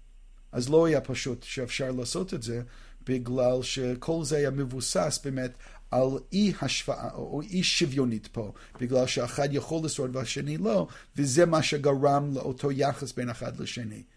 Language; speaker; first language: Hebrew; non-native, fluent; English